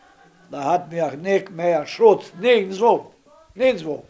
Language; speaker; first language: German; non-native, learner; Romany